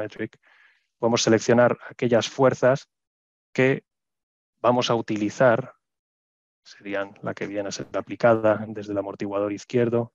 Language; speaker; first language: Spanish; native; Spanish